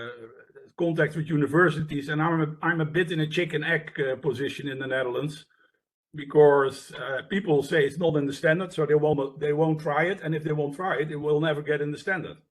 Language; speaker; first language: English; non-native, fluent; Dutch